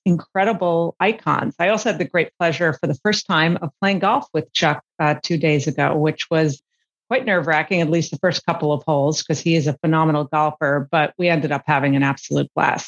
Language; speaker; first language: English; native; English